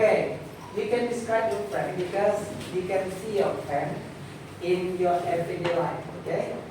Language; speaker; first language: English; non-native, fluent; Indonesian